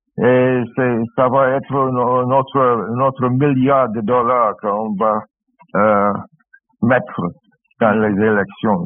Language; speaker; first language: French; non-native, learner; English